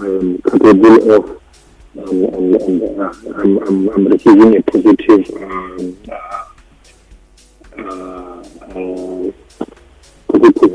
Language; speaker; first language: English; non-native, local second language; Northern Sotho